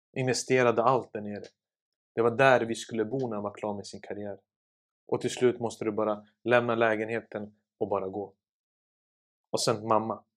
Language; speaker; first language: Swedish; early bilingual, other home language; Serbian